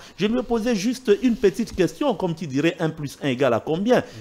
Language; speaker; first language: French; non-native, local second language; Swahili